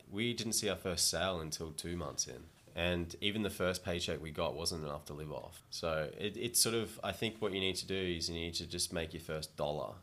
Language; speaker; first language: English; native; English